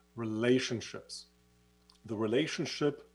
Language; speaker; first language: English; non-native, fluent; German